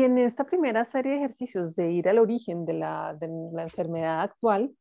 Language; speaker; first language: Spanish; native; Spanish